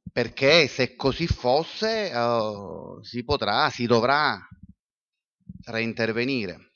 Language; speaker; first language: Italian; native; Italian